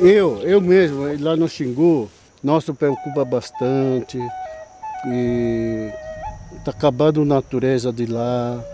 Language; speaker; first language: Portuguese; non-native, local second language; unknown